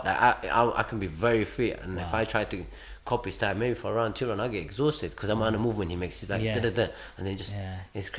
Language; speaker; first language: English; early bilingual, other home language; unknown